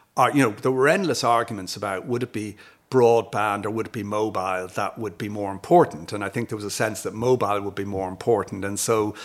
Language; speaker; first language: English; native; English